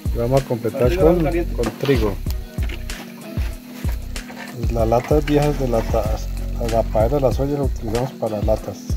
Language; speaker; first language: Spanish; native; Spanish